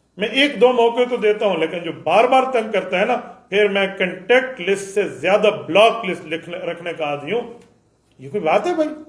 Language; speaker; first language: Urdu; native; Urdu